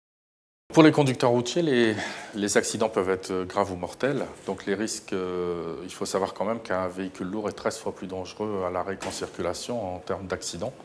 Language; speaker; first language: French; native; French